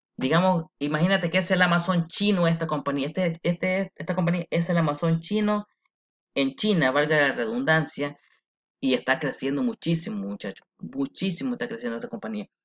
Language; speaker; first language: Spanish; early bilingual, heritage; Spanish